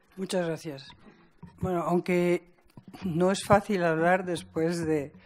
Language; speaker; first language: Spanish; native; Spanish